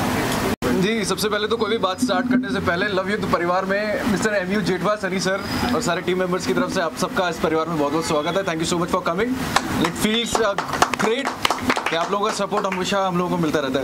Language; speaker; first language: Hindi; native; Hindi